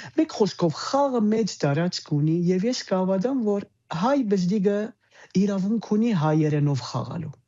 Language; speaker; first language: Armenian; early bilingual, heritage; Armenian